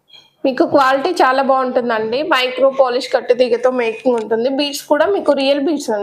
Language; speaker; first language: Telugu; native; Telugu